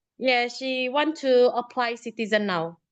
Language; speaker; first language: English; non-native, learner; Indonesian